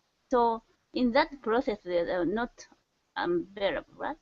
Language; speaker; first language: English; non-native, learner; Japanese